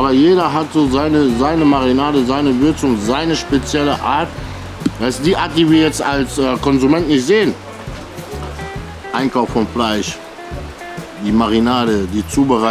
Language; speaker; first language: German; native; German